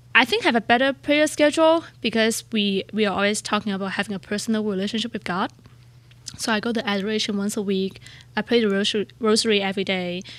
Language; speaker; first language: English; non-native, local second language; Cantonese